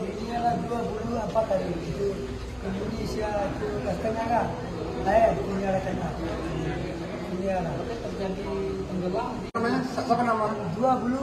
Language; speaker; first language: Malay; non-native, learner; Rohingya